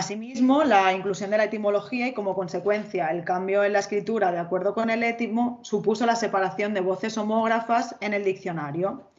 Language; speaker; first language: Spanish; native; Spanish